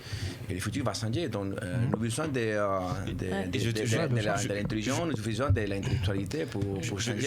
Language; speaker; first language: French; non-native, fluent; Spanish